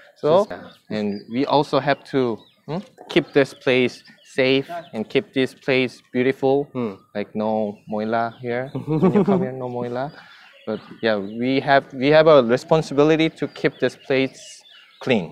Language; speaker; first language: English; non-native, fluent; Korean